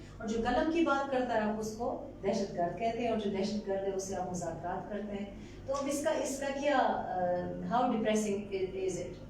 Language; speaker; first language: Urdu; non-native, local second language; Pashto